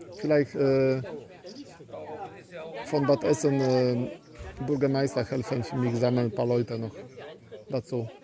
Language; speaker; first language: German; non-native, learner; Polish